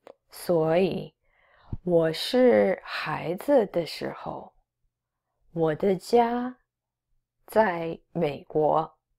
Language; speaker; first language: Chinese; non-native, fluent; English